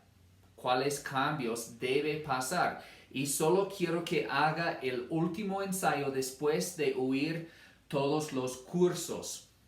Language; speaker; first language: Spanish; non-native, fluent; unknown